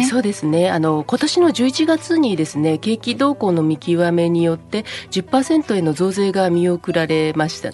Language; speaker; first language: Japanese; native; Japanese